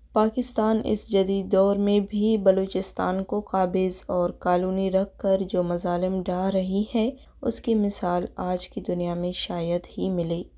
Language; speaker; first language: Urdu; non-native, local second language; Baluchi